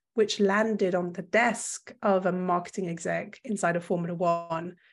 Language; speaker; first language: English; non-native, fluent; French